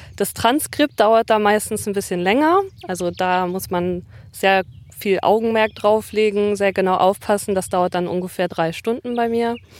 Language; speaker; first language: German; native; German